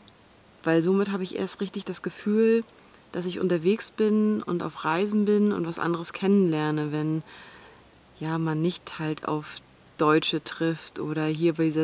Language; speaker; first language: German; native; German